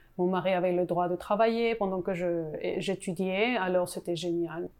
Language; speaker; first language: French; non-native, learner; Spanish